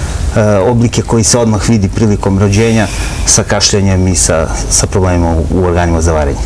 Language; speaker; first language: Serbian; native; Serbian